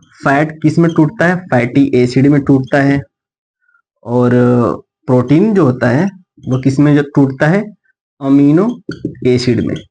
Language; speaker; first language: Hindi; native; Hindi